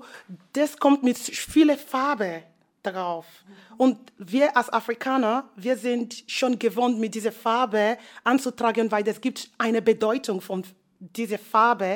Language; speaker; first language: German; non-native, learner; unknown